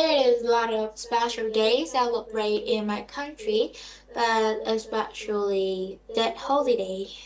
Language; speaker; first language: English; non-native, learner; Vietnamese